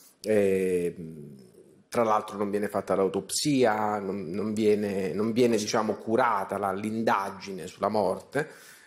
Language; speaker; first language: Italian; native; Italian